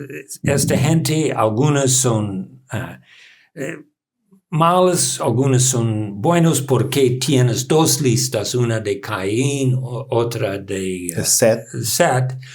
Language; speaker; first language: Spanish; non-native, learner; English